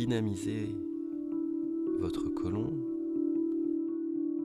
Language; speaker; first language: French; native; French